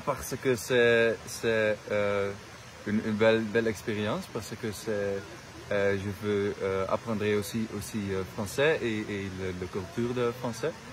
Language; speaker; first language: French; non-native, learner; Dutch